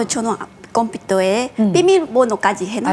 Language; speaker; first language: Korean; non-native, fluent; Vietnamese